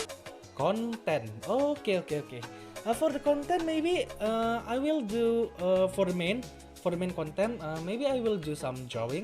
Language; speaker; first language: English; non-native, learner; Indonesian